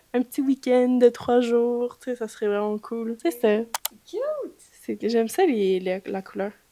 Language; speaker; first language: French; native; French